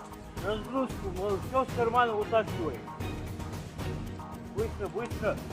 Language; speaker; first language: Russian; native; Russian